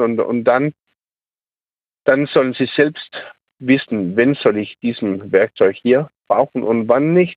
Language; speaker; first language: German; non-native, learner; Danish